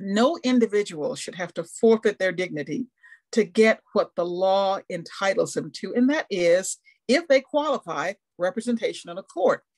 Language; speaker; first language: English; native; English